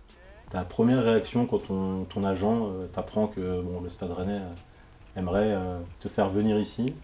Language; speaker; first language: French; native; French